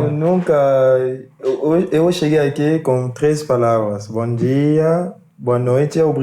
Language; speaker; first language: Portuguese; non-native, fluent; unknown